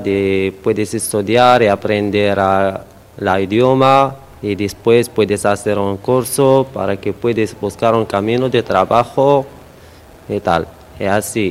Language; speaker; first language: Spanish; non-native, learner; Arabic